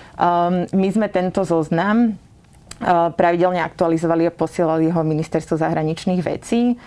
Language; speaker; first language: Slovak; native; Slovak